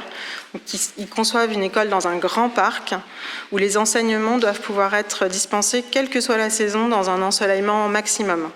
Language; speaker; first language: French; native; French